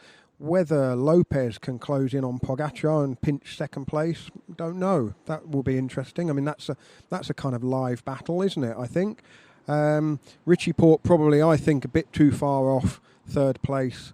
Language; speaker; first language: English; native; English